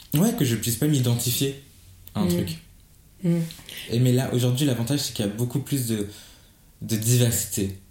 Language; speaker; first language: French; native; French